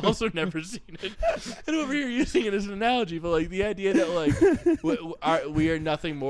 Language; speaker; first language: English; native; English